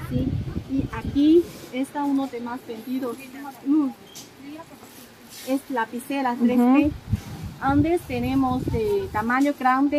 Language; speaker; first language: Spanish; non-native, learner; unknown